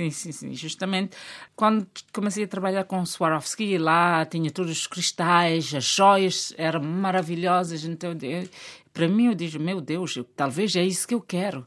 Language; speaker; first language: Portuguese; non-native, local second language; Kabuverdianu